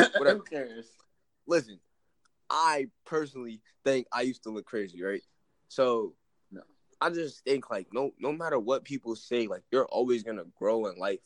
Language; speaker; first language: English; native; English